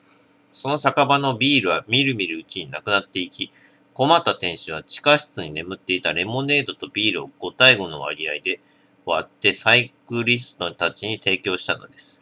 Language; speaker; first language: Japanese; native; Japanese